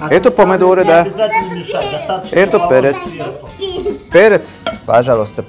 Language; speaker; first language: Russian; non-native, learner; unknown